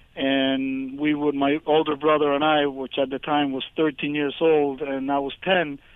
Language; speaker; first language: English; early bilingual, other home language; Spanish